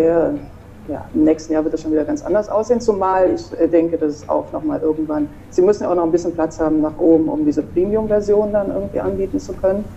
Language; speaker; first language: German; native; German